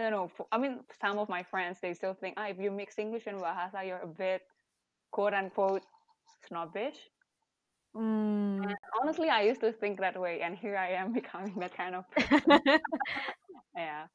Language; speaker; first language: English; non-native, fluent; Indonesian